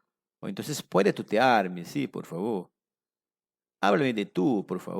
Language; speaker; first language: Spanish; non-native, fluent; Portuguese